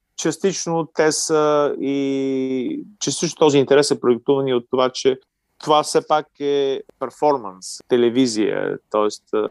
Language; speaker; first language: Bulgarian; native; Bulgarian